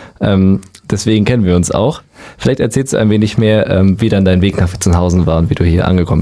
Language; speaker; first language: German; native; German